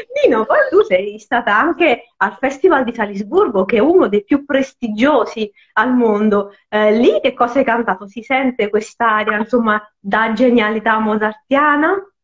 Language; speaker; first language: Italian; native; Italian